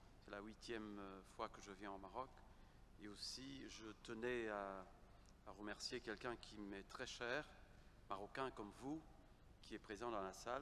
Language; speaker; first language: French; non-native, fluent; Kabuverdianu